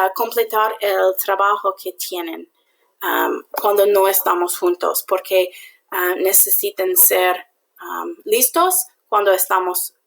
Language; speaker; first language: Spanish; non-native, learner; English